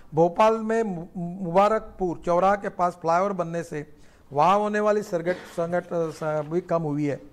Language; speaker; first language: Hindi; non-native, local second language; Marathi